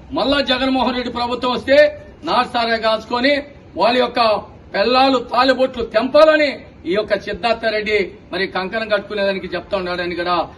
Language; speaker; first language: Telugu; native; Telugu